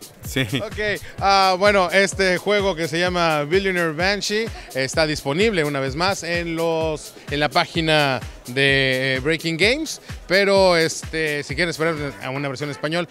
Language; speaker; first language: Spanish; native; Spanish